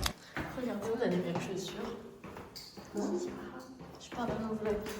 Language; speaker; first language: French; native; French